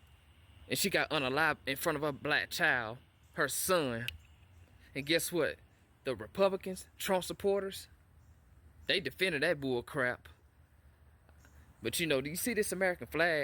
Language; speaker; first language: English; native; English